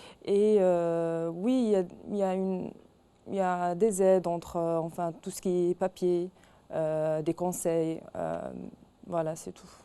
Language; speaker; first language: French; non-native, local second language; Arabic